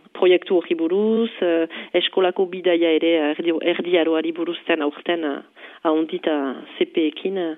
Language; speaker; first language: Basque; native; Basque